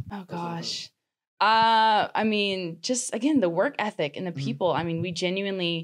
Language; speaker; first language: English; native; English